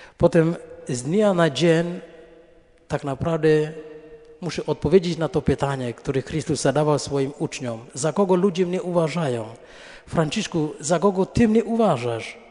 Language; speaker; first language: Polish; non-native, fluent; Indonesian